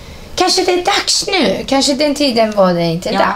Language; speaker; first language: Swedish; non-native, fluent; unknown